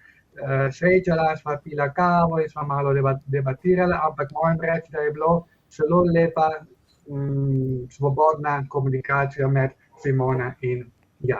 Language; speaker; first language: Slovenian; non-native, fluent; Spanish